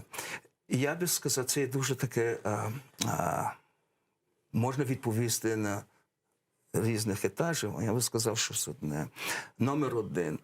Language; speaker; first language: Ukrainian; early bilingual, heritage; English